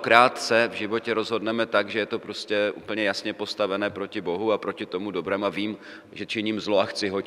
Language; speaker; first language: Czech; native; Czech